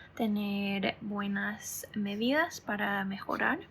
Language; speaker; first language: Spanish; non-native, fluent; English